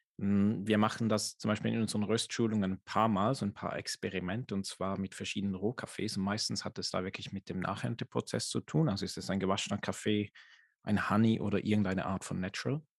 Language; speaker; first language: German; native; German